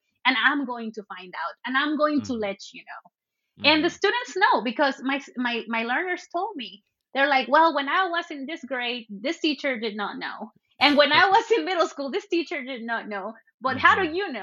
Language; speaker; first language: English; early bilingual, other home language; Spanish